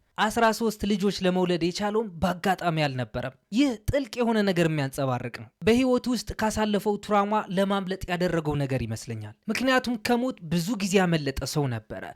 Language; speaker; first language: Amharic; native; Amharic